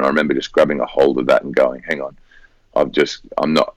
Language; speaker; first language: English; native; English